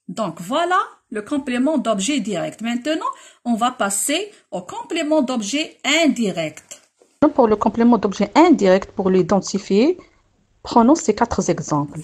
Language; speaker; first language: French; non-native, local second language; Arabic